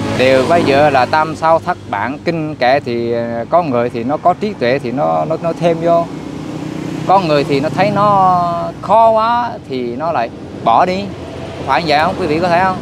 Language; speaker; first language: Vietnamese; non-native, local second language; Eastern Cham